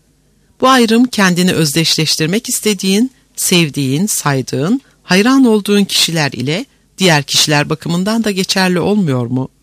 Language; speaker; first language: Turkish; native; Turkish